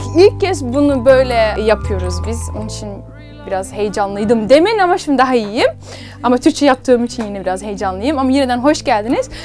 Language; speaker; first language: Turkish; early bilingual, heritage; Turkish